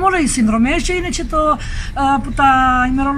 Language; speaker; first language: Greek; native; Greek